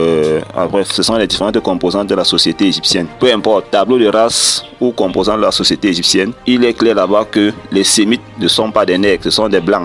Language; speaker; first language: French; non-native, local second language; Kongo